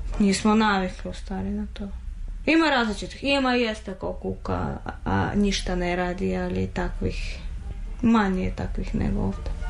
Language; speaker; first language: Serbian; non-native, fluent; Russian